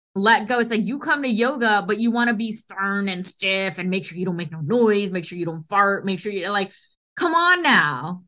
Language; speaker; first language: English; early bilingual, other home language; Hindi